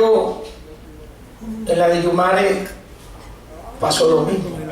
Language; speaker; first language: Spanish; native; Spanish